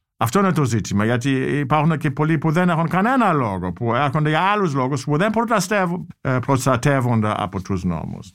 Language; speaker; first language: Greek; non-native, fluent; German